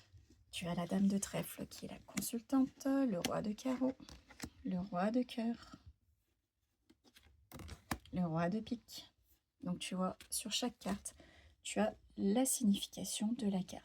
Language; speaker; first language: French; native; French